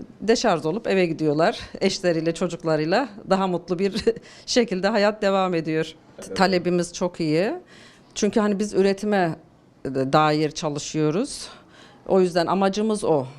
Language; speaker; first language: Turkish; native; Turkish